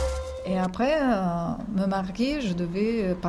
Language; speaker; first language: French; non-native, fluent; Russian